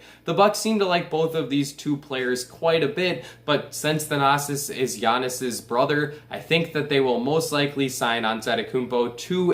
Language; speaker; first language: English; native; English